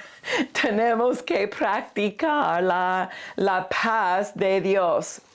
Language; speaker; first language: Spanish; non-native, fluent; English